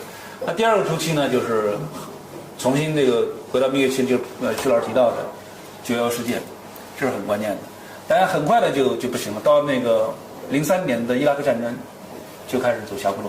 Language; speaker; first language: Chinese; native; Chinese